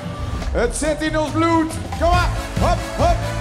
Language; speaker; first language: Dutch; native; Dutch